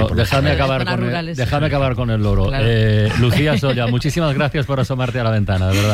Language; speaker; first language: Spanish; native; Spanish